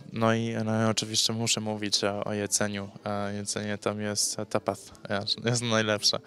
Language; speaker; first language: Polish; early bilingual, heritage; English